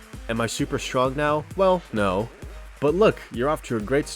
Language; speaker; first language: English; native; English